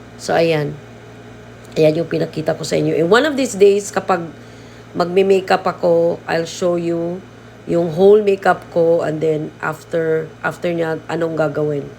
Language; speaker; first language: Filipino; non-native, local second language; Cebuano